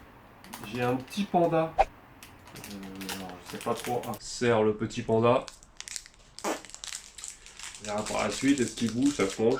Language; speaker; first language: French; native; French